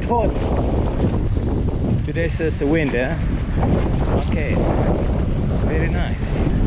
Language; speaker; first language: English; non-native, learner; Amharic